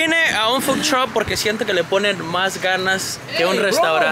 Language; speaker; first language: Spanish; native; Spanish